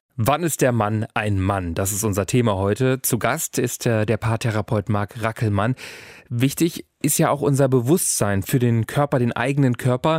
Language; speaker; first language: German; native; German